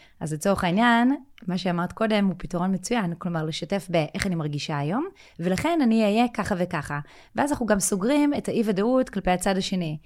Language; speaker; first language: Hebrew; native; Hebrew